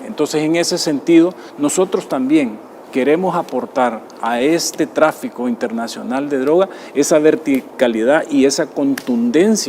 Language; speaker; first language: Spanish; native; Spanish